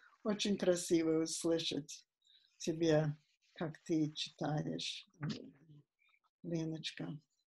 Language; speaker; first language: Russian; non-native, fluent; English